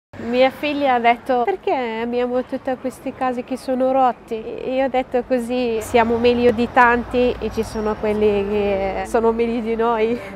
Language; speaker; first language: Italian; non-native, fluent; Arabic